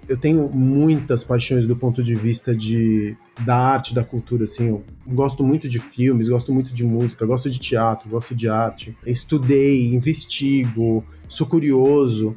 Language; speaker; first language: Portuguese; early bilingual, other home language; Spanish